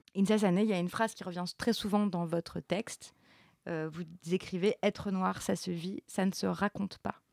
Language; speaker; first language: French; native; French